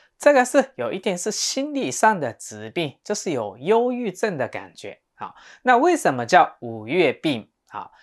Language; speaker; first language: Chinese; non-native, fluent; Japanese